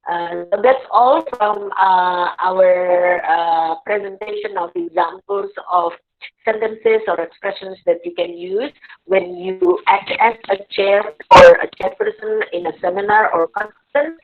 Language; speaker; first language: English; non-native, fluent; Indonesian